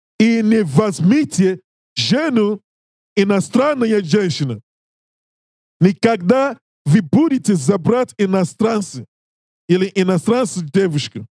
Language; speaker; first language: Russian; non-native, learner; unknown